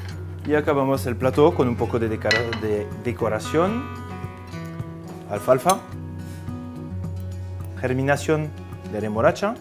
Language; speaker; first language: Spanish; non-native, fluent; French